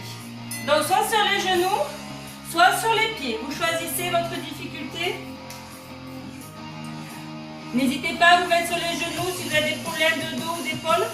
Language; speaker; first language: French; native; French